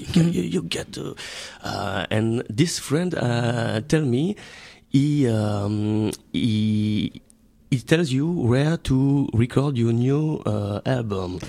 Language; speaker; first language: English; non-native, learner; French